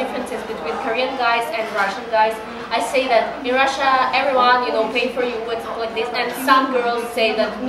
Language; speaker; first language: English; non-native, learner; Russian